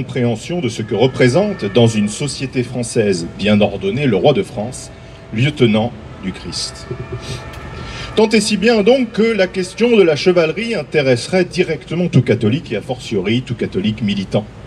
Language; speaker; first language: French; native; French